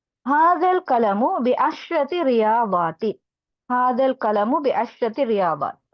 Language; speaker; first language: Arabic; non-native, fluent; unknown